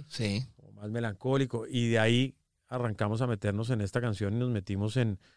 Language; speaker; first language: Spanish; native; Spanish